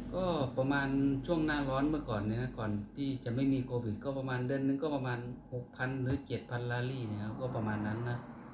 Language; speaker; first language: Thai; native; Thai